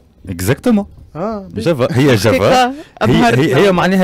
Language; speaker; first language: Arabic; native; Arabic